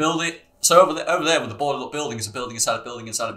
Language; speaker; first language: English; native; English